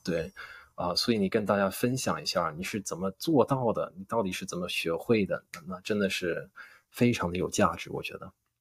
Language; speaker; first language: Chinese; non-native, fluent; English